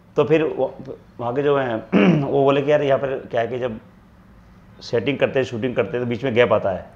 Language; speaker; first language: Hindi; native; Hindi